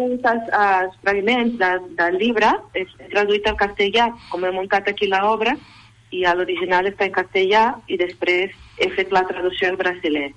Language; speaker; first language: Catalan; non-native, fluent; Portuguese